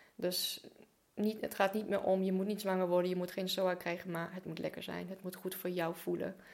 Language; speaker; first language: Dutch; non-native, fluent; German